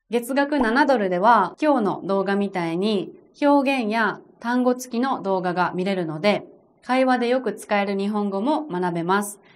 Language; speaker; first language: Japanese; native; Japanese